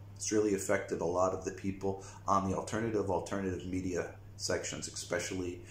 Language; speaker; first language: English; native; English